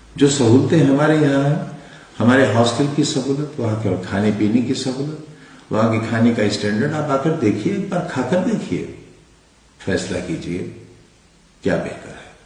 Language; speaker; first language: Urdu; native; Urdu